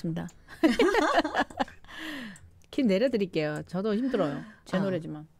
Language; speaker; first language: Korean; native; Korean